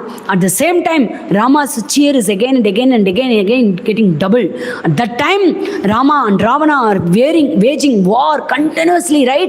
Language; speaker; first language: English; non-native, local second language; Tamil